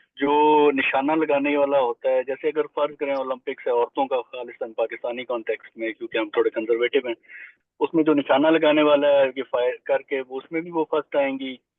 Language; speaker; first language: Hindi; non-native, local second language; Punjabi